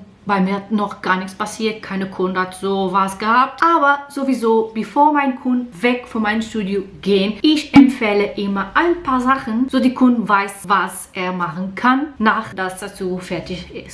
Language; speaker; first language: German; non-native, learner; Portuguese